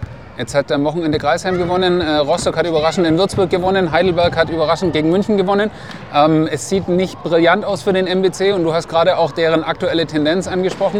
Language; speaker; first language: German; native; German